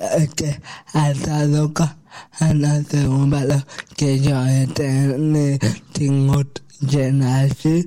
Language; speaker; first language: Catalan; non-native, local second language; Spanish